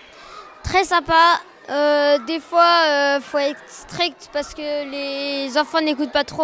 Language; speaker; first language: French; native; French